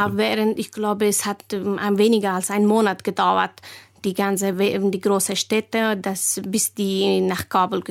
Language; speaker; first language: German; non-native, fluent; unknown